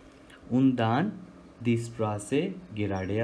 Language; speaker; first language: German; non-native, learner; Hindi